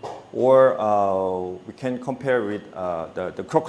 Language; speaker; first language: English; non-native, fluent; Korean